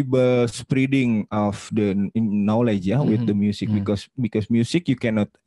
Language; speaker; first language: English; non-native, learner; Indonesian